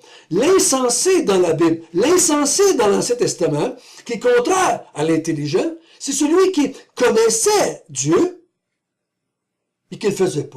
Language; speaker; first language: French; native; French